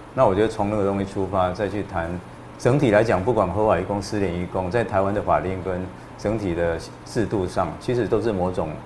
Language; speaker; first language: Chinese; native; Chinese